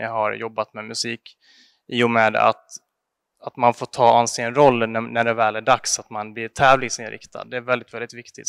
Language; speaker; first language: Swedish; native; Swedish